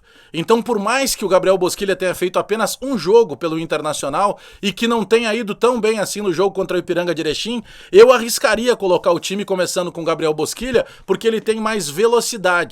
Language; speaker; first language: Portuguese; native; Portuguese